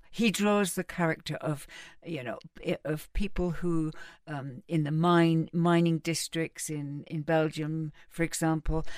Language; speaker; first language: English; native; English